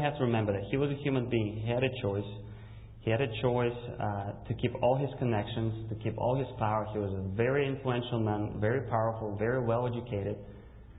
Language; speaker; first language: English; non-native, fluent; Russian